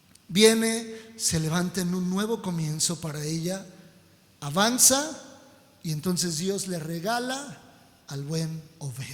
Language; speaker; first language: Spanish; native; Spanish